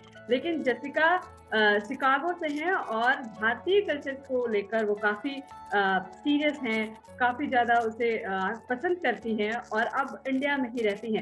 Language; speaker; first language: Hindi; native; Hindi